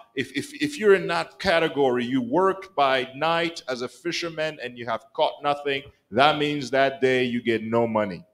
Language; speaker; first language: English; non-native, local second language; Kinyarwanda